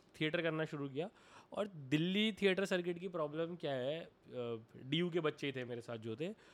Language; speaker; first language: Hindi; native; Hindi